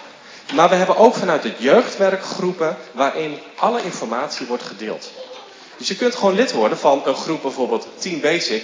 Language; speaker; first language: Dutch; native; Dutch